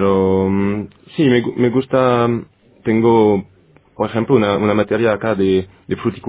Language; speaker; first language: Spanish; non-native, fluent; French